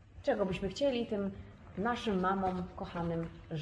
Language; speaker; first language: Polish; native; Polish